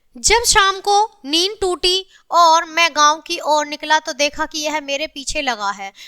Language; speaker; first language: Hindi; native; Hindi